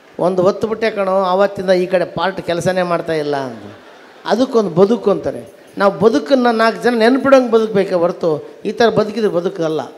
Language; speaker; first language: Kannada; native; Kannada